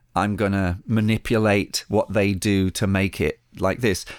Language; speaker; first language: English; early bilingual, other home language; Spanish